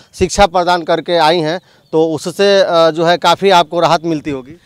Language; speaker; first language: Hindi; native; Hindi